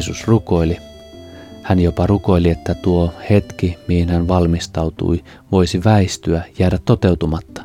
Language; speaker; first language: Finnish; native; Finnish